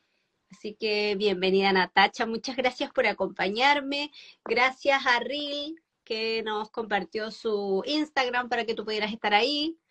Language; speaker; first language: Spanish; native; Spanish